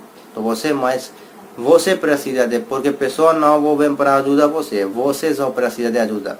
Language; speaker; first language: Portuguese; non-native, learner; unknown